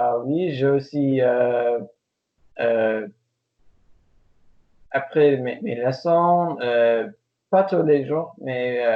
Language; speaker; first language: French; non-native, learner; English